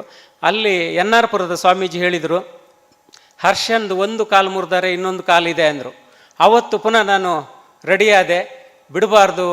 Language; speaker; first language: Kannada; native; Kannada